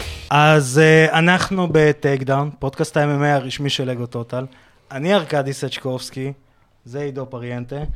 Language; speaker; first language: Hebrew; native; Hebrew